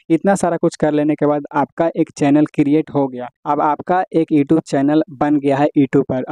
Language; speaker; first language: Hindi; native; Hindi